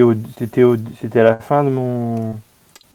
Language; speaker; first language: French; native; French